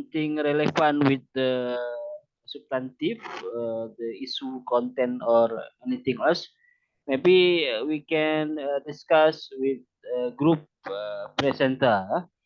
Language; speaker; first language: English; non-native, learner; Indonesian